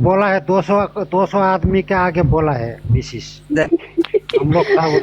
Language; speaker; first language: Hindi; non-native, learner; Nepali